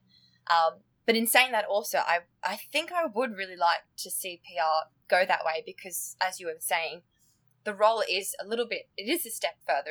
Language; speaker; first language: English; native; English